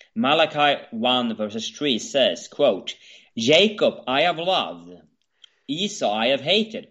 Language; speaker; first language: English; non-native, fluent; Swedish